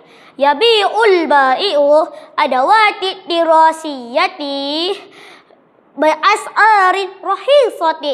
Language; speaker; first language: Arabic; non-native, learner; Malay